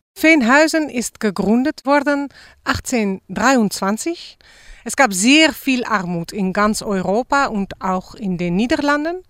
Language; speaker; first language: German; non-native, fluent; Dutch